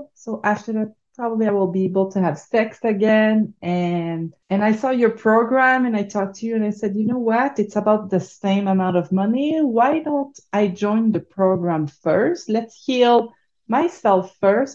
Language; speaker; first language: English; non-native, fluent; French